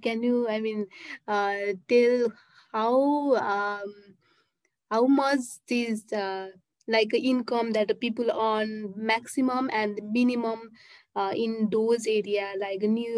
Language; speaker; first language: English; non-native, local second language; Nepali